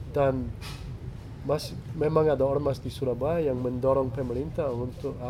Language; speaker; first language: Indonesian; non-native, fluent; English